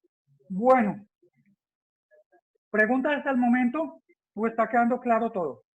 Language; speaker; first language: Spanish; native; Spanish